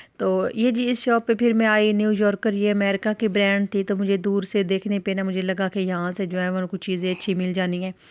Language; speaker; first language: Urdu; non-native, local second language; Punjabi